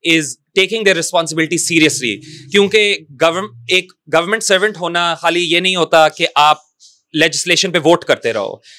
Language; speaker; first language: Urdu; non-native, local second language; Punjabi